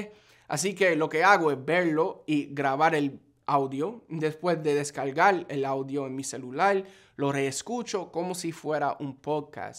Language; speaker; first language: Spanish; non-native, fluent; English